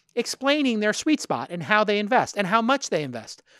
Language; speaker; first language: English; native; English